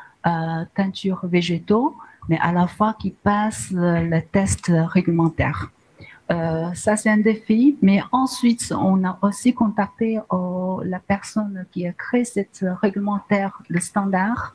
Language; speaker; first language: French; non-native, learner; Chinese